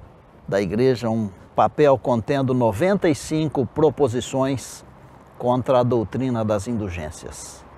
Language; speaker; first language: Portuguese; native; Portuguese